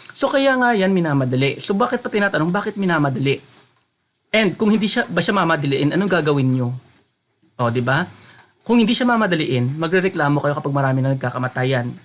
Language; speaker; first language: Filipino; non-native, local second language; Hiligaynon